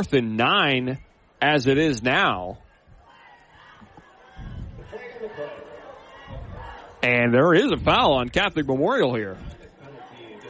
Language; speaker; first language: English; native; English